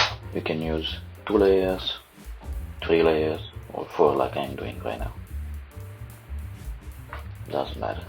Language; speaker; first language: English; non-native, fluent; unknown